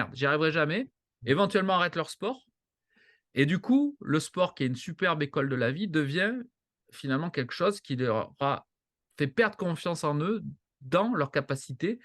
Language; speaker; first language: French; native; French